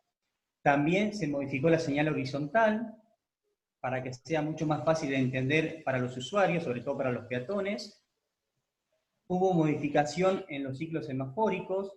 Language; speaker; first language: Spanish; native; Spanish